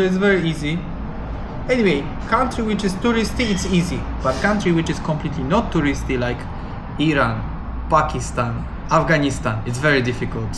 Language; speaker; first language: English; non-native, learner; Polish